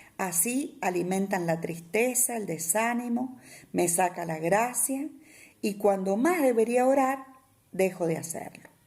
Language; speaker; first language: Spanish; native; Spanish